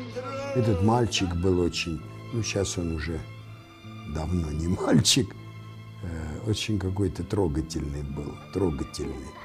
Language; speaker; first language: Russian; non-native, local second language; Armenian